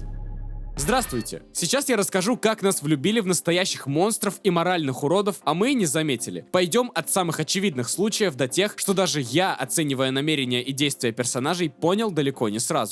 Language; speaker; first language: Russian; native; Russian